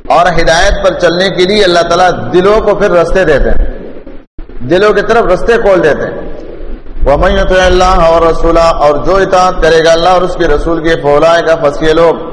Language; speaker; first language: Urdu; non-native, local second language; Pashto